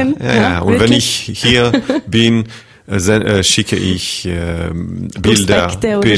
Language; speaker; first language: German; non-native, fluent; French